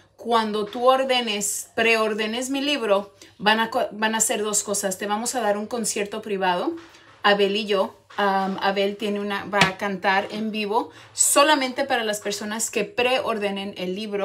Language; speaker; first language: Spanish; early bilingual, heritage; Spanish